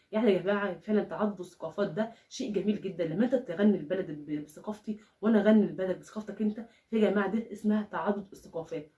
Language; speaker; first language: Arabic; native; Arabic